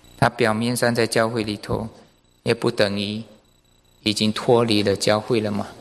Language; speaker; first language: Chinese; native; Chinese